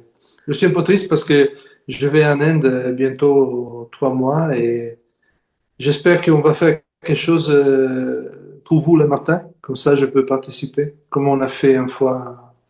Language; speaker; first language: French; non-native, fluent; Italian